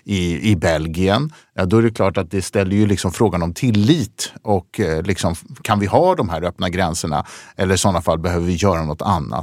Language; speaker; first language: Swedish; native; Swedish